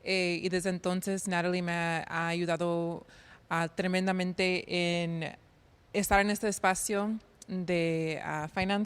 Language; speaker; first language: Spanish; early bilingual, heritage; Spanish